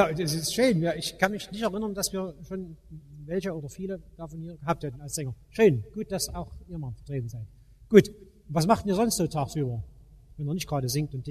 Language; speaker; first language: German; native; German